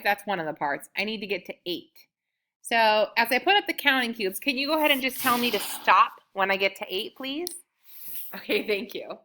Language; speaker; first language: English; native; English